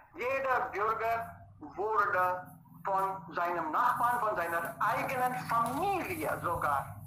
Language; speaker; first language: German; non-native, fluent; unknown